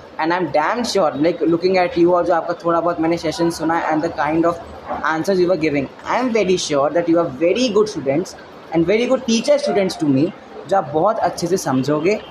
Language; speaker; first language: Hindi; native; Hindi